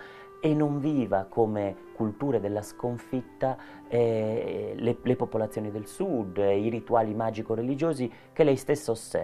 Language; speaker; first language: Italian; native; Italian